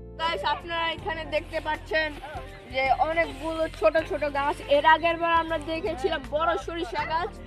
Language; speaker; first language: Bangla; native; Bangla